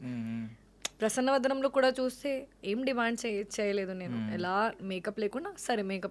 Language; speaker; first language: Telugu; non-native, learner; Hindi